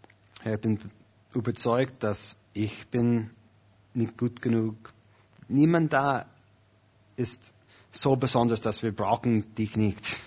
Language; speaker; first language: German; non-native, fluent; English